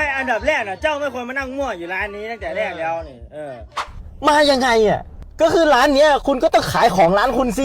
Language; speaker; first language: Thai; native; Thai